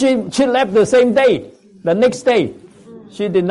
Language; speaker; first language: English; non-native, local second language; Cantonese